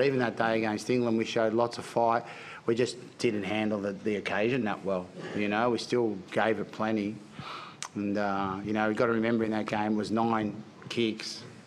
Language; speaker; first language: English; native; English